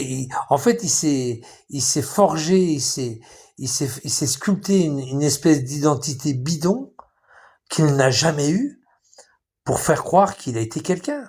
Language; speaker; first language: French; native; French